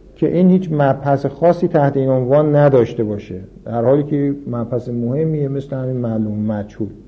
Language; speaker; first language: Persian; native; Persian